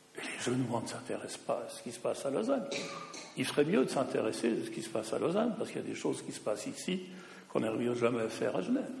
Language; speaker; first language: French; non-native, local second language; German